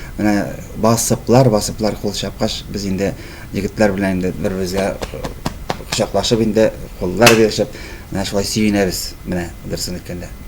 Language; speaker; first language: Tatar; native; Tatar